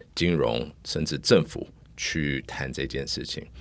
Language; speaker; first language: Chinese; non-native, fluent; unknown